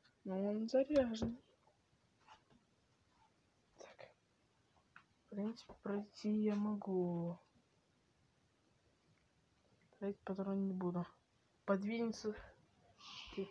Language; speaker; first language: Russian; native; Russian